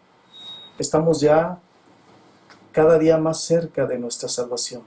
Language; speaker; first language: Spanish; native; Spanish